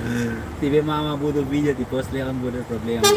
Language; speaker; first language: Russian; non-native, learner; English